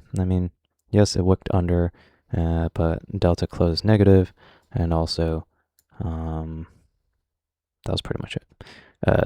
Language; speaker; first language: English; native; English